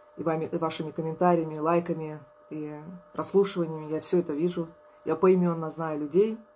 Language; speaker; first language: Russian; native; Russian